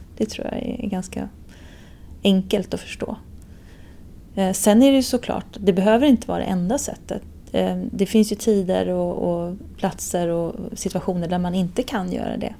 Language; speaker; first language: Swedish; native; Swedish